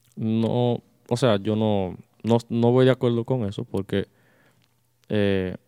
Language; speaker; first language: Spanish; early bilingual, heritage; Spanish